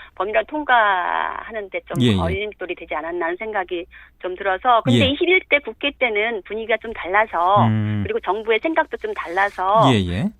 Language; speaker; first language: Korean; native; Korean